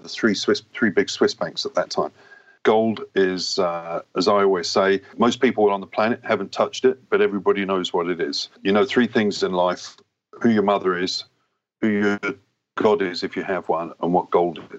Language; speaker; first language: English; native; English